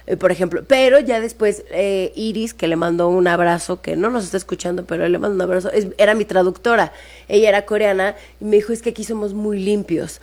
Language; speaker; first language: Spanish; native; Spanish